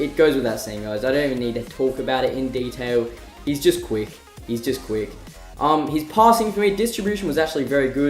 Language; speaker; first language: English; native; English